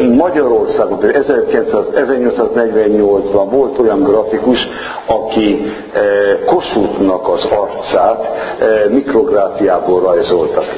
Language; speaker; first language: Hungarian; non-native, fluent; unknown